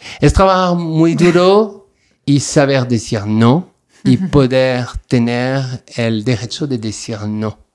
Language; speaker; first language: Spanish; non-native, fluent; French